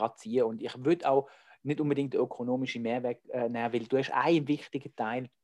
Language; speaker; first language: German; native; German